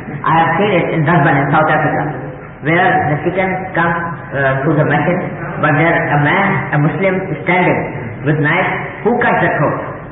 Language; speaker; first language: English; non-native, local second language; Urdu